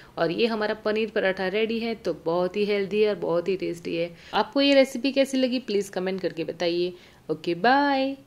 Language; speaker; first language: Hindi; native; Hindi